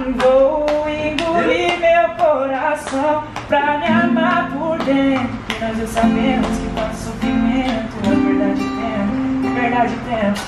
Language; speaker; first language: Portuguese; non-native, learner; English